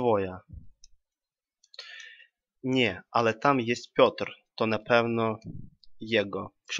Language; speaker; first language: Polish; non-native, learner; Russian